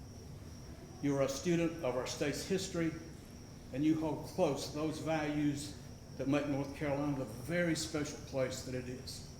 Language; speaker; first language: English; native; English